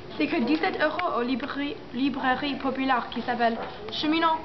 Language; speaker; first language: French; non-native, learner; English